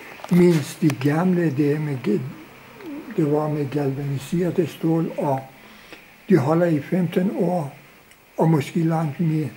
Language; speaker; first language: Danish; non-native, local second language; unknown